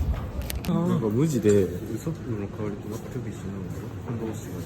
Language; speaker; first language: Japanese; native; Japanese